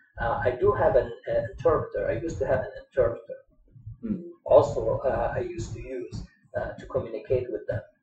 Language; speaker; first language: English; non-native, fluent; Arabic